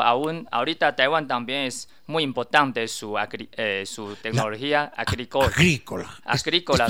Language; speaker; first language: Spanish; non-native, learner; Chinese